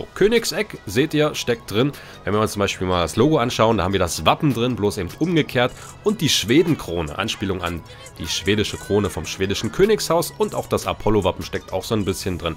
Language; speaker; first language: German; native; German